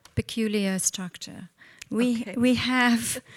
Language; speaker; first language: English; non-native, fluent; Hungarian